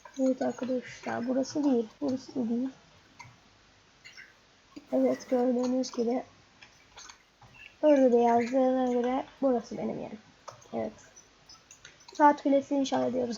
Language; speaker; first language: Turkish; native; Turkish